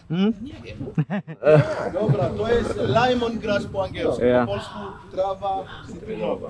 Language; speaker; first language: Polish; non-native, learner; Swahili